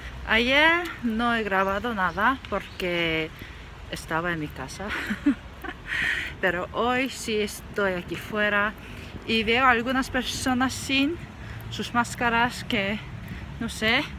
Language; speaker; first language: Spanish; non-native, fluent; Korean